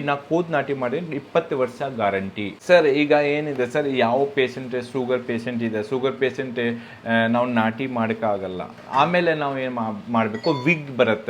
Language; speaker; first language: Kannada; non-native, local second language; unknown